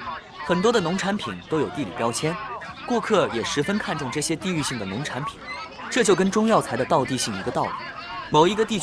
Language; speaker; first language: Chinese; native; Chinese